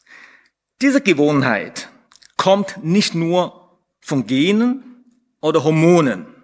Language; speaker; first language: German; non-native, fluent; Chinese